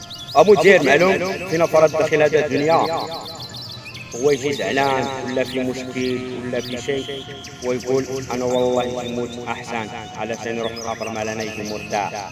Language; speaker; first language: Arabic; non-native, learner; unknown